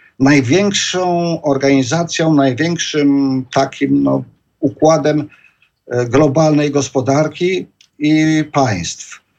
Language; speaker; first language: Polish; native; Polish